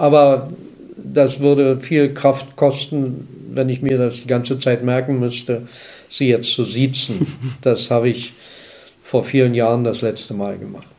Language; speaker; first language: German; native; German